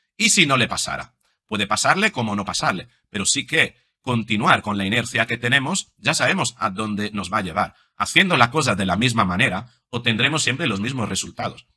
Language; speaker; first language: Spanish; non-native, fluent; Italian